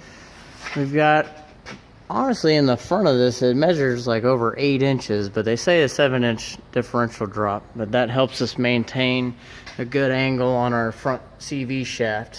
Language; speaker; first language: English; native; English